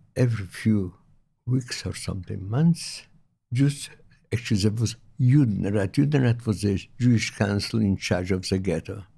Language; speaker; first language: English; non-native, fluent; Lithuanian